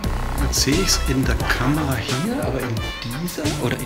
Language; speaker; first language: German; native; German